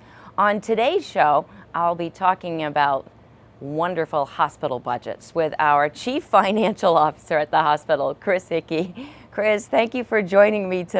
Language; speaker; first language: English; native; English